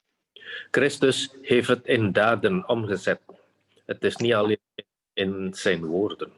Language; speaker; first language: Dutch; non-native, fluent; Indonesian